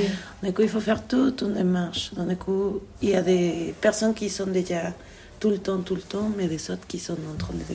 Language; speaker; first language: French; non-native, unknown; Spanish